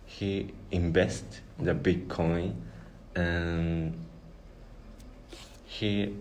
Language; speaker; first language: English; non-native, learner; Japanese